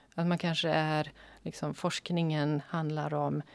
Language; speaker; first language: Swedish; native; Swedish